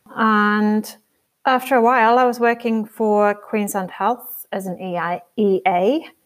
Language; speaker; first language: English; native; English